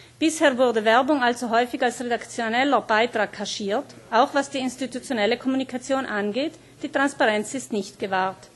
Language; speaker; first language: German; native; German